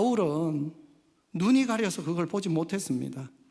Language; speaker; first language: Korean; native; Korean